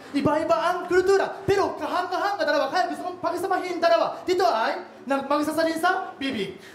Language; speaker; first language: Filipino; non-native, learner; Japanese